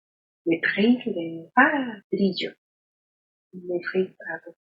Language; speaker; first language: French; non-native, learner; Spanish